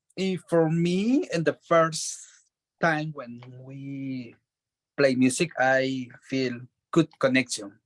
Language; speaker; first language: English; non-native, learner; Spanish